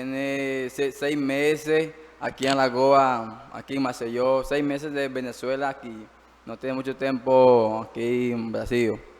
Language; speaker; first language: Portuguese; non-native, learner; Spanish